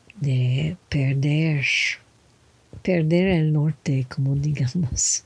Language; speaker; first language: Spanish; non-native, learner; English